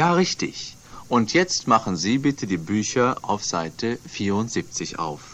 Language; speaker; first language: German; non-native, fluent; Swedish